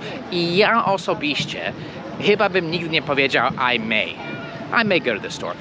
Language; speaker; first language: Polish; non-native, fluent; English